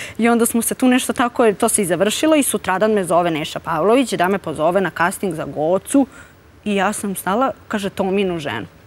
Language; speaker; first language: Serbian; native; Serbian